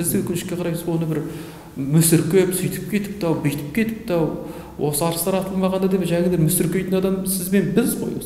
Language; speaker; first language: Kazakh; native; Kazakh